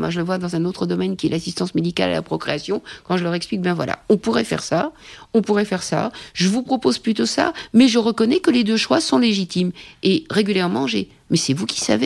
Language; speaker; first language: French; native; French